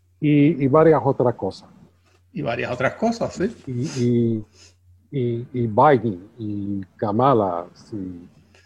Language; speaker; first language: Spanish; early bilingual, heritage; English